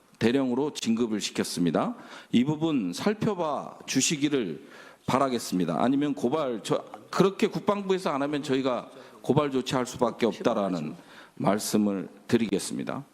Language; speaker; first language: Korean; native; Korean